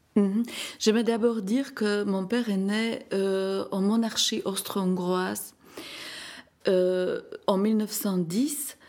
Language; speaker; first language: French; non-native, fluent; Slovak